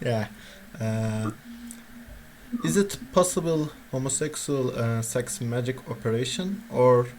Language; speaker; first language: English; non-native, learner; Turkish